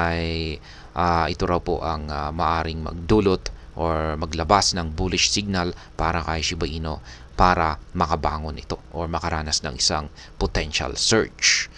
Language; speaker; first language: Filipino; native; Filipino